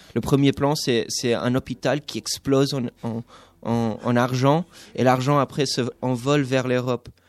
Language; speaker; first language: French; non-native, fluent; English